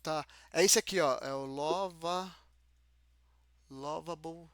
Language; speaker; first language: Portuguese; native; Portuguese